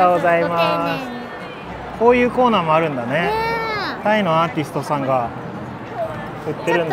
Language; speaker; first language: Japanese; native; Japanese